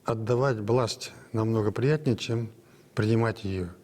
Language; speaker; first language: Russian; non-native, local second language; Kazakh